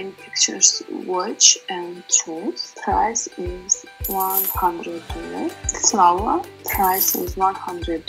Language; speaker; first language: English; non-native, learner; Russian